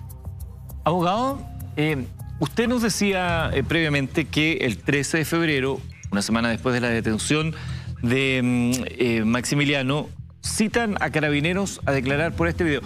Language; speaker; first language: Spanish; native; Spanish